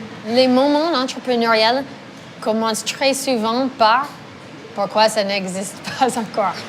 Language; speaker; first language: French; non-native, fluent; English